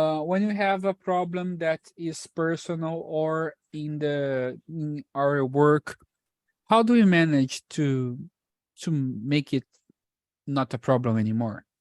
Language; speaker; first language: English; non-native, fluent; Portuguese